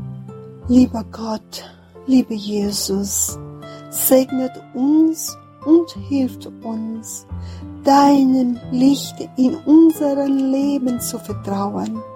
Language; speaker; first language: German; non-native, fluent; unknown